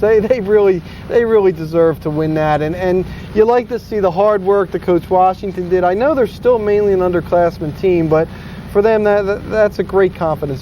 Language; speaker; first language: English; native; English